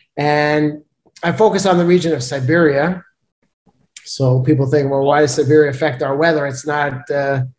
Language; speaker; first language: English; native; English